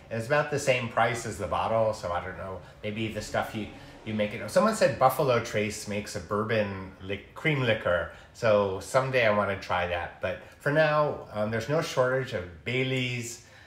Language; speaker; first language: English; native; English